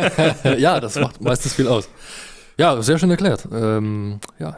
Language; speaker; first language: German; native; German